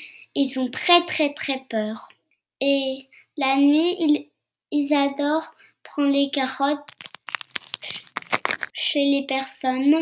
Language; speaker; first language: French; early bilingual, heritage; French